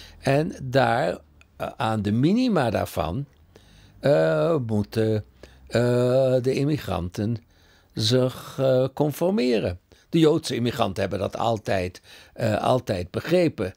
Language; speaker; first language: Dutch; early bilingual, other home language; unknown